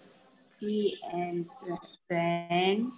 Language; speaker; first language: English; non-native, learner; Vietnamese